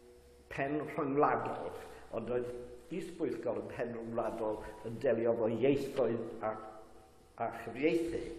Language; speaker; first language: Welsh; native; Welsh